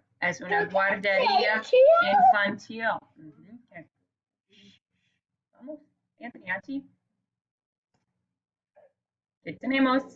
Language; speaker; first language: Spanish; non-native, fluent; English